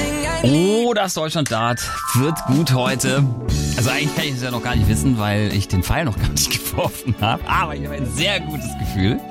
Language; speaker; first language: German; native; German